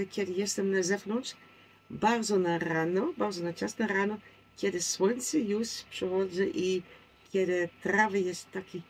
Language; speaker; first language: Polish; non-native, learner; Dutch